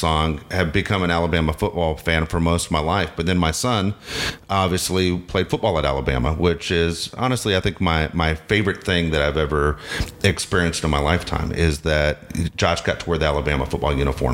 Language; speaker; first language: English; native; English